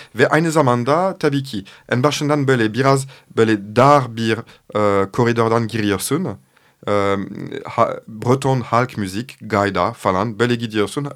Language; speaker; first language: Turkish; non-native, fluent; French